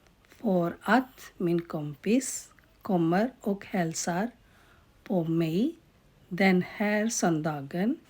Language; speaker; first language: Swedish; non-native, fluent; Urdu